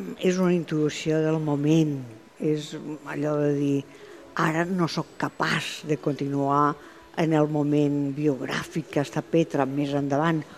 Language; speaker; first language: Catalan; non-native, local second language; Spanish